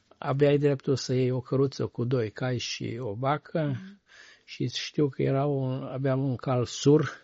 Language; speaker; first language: Romanian; non-native, local second language; Bulgarian